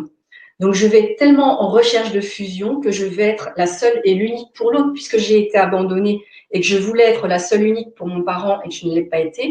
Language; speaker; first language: French; native; French